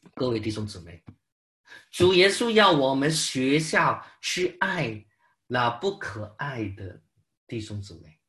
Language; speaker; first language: Chinese; non-native, local second language; Cantonese